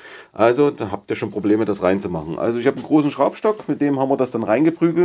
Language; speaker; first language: German; native; German